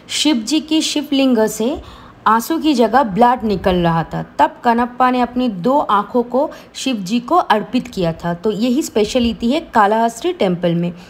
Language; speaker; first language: Hindi; non-native, local second language; Bangla